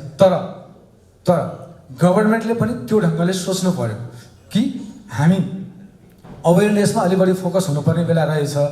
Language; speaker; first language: Nepali; native; Nepali